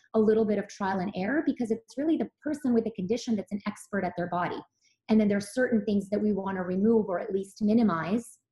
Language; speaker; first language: English; early bilingual, other home language; Serbian